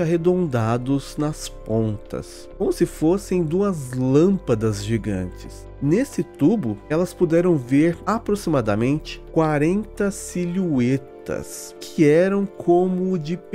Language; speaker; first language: Portuguese; native; Portuguese